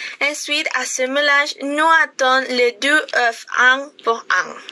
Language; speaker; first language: French; non-native, learner; Spanish